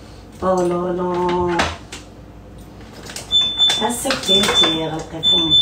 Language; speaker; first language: Arabic; native; Arabic